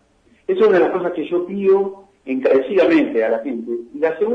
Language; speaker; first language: Spanish; native; Spanish